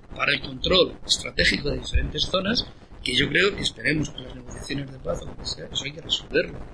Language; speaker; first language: Spanish; native; Spanish